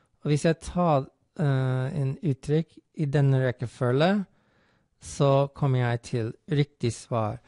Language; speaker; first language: Norwegian; non-native, fluent; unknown